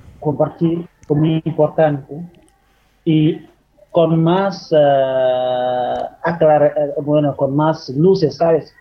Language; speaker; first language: Spanish; non-native, fluent; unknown